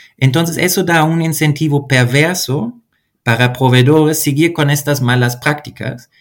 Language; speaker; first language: Spanish; non-native, fluent; German